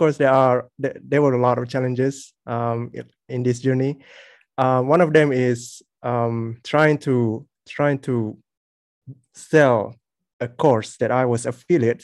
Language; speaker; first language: English; non-native, local second language; Malay